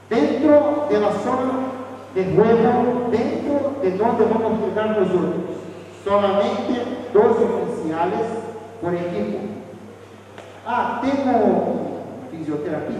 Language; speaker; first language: Spanish; non-native, fluent; Portuguese